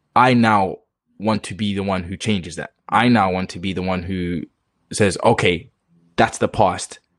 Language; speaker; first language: English; native; English